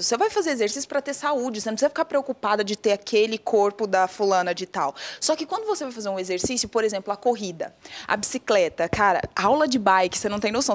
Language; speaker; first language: Portuguese; native; Portuguese